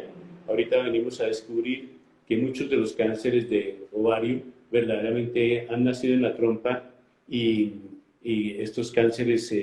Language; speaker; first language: Spanish; native; Spanish